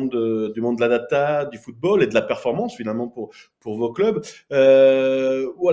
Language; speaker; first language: French; native; French